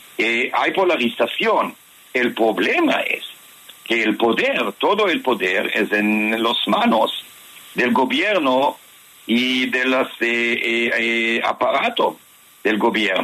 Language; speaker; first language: Spanish; non-native, fluent; Hebrew